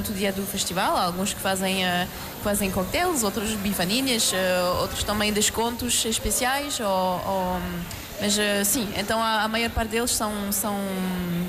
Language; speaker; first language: Portuguese; non-native, fluent; French